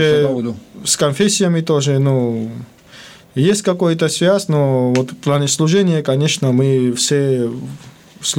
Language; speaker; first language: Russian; non-native, fluent; Georgian